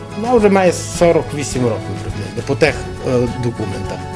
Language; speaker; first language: Ukrainian; native; Ukrainian